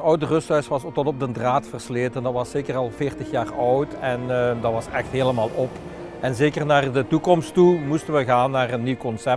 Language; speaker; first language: Dutch; native; Dutch